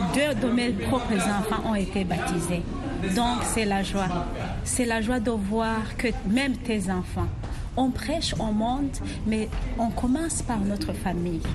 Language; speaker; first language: French; non-native, local second language; Rundi